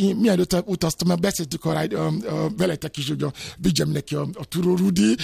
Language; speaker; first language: Hungarian; non-native, fluent; Yoruba